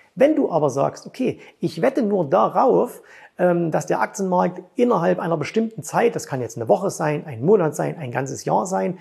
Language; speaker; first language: German; native; German